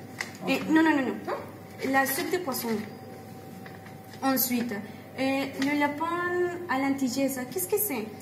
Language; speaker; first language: French; non-native, learner; Spanish